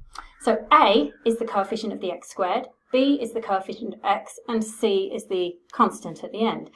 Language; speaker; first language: English; native; English